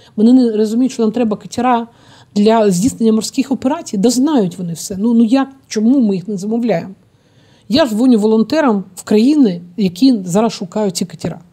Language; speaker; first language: Ukrainian; non-native, fluent; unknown